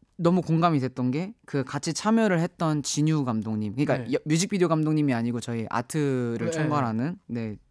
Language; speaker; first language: Korean; native; Korean